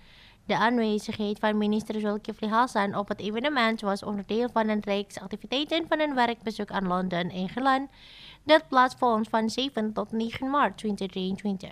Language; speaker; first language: Dutch; non-native, fluent; Indonesian